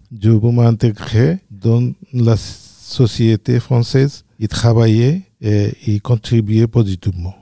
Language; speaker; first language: French; non-native, learner; Bangla